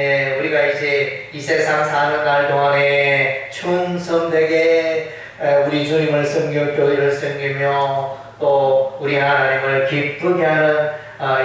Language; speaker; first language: Korean; native; Korean